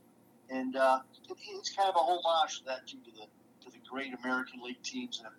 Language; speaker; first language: English; native; English